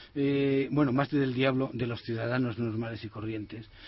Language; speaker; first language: Spanish; native; Spanish